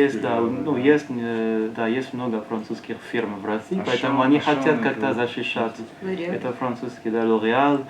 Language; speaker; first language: Russian; non-native, learner; French